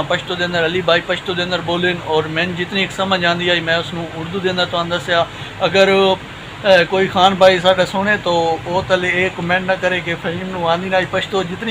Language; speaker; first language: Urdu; non-native, local second language; Punjabi